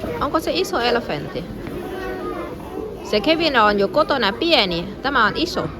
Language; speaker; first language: Finnish; non-native, learner; Thai